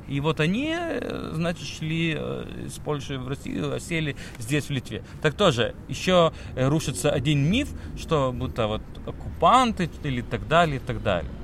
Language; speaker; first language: Russian; non-native, local second language; Lithuanian